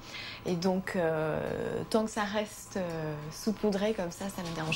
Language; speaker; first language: French; native; French